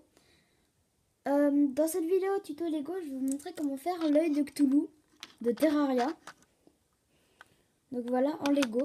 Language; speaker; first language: French; native; French